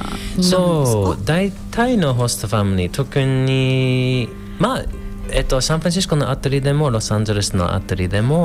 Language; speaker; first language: Japanese; non-native, fluent; English